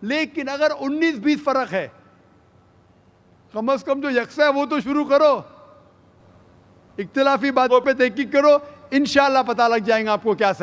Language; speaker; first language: Hindi; native; Hindi